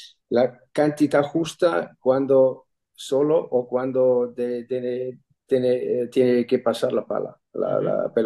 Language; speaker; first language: Spanish; non-native, fluent; German